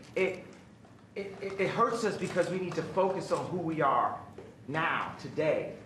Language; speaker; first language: English; native; English